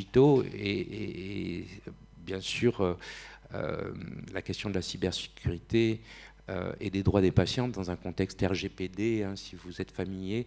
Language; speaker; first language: French; native; French